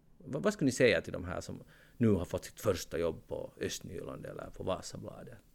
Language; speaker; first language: Swedish; native; Swedish